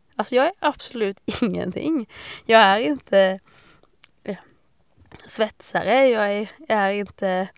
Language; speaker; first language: Swedish; native; Swedish